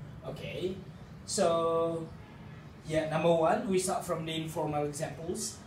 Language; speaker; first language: English; non-native, fluent; Indonesian